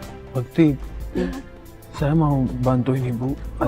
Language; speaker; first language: Indonesian; non-native, learner; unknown